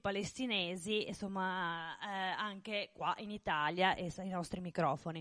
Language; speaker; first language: Italian; native; Italian